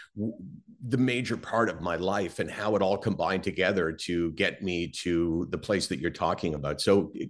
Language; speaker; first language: English; native; English